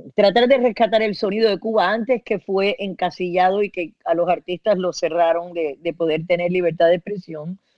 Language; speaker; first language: Spanish; early bilingual, heritage; Spanish